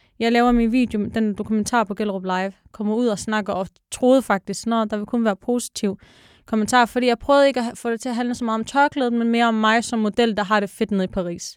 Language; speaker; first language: Danish; early bilingual, other home language; Arabic